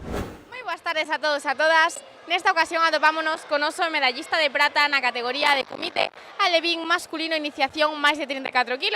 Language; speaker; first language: Galician; native; Galician